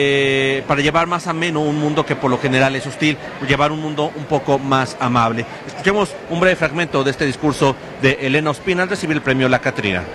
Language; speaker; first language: Spanish; native; Spanish